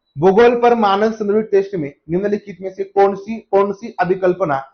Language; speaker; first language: Hindi; non-native, local second language; Marathi